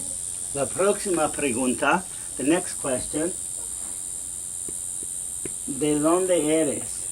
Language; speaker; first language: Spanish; non-native, fluent; English